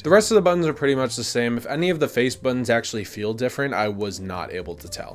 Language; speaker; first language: English; native; English